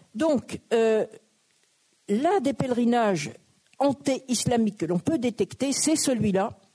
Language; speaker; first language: French; native; French